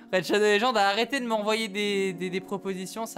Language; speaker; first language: French; native; French